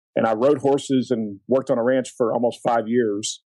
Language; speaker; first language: English; native; English